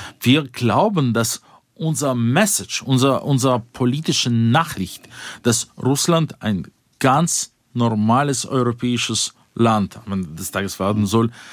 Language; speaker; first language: German; non-native, fluent; Russian